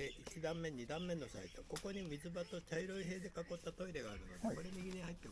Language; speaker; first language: Japanese; native; Japanese